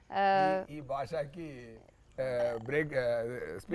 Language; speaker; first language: Telugu; non-native, learner; Tamil